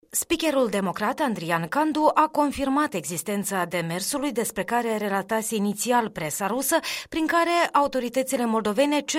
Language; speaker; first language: Romanian; native; Romanian